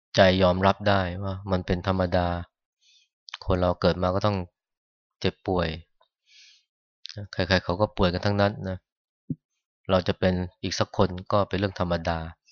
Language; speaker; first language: Thai; native; Thai